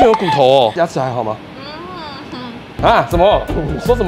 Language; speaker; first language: Chinese; native; Chinese